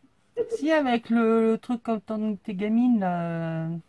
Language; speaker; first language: French; native; French